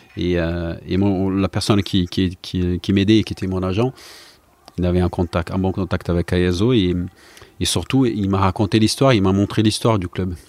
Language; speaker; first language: French; non-native, fluent; Portuguese